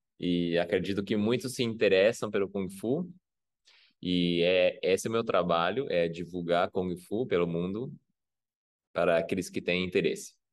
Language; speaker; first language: Portuguese; non-native, fluent; Chinese